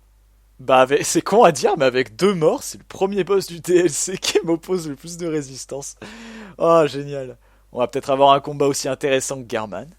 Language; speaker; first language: French; native; French